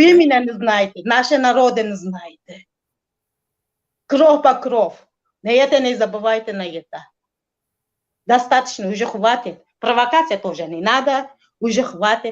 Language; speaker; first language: Russian; non-native, local second language; Tajik